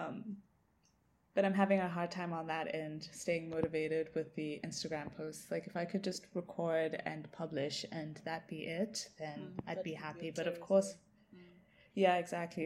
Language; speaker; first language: English; non-native, local second language; Tswana